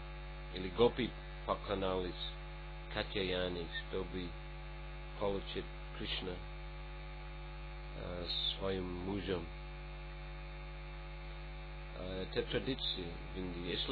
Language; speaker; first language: Russian; non-native, fluent; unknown